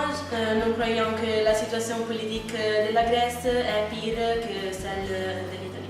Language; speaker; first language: French; non-native, learner; Italian